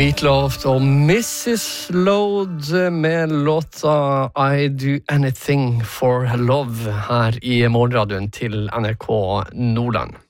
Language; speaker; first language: Norwegian; native; Norwegian